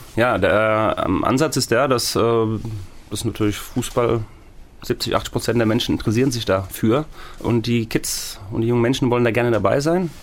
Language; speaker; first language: German; native; German